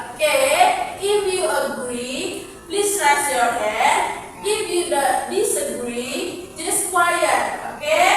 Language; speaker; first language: English; non-native, fluent; Indonesian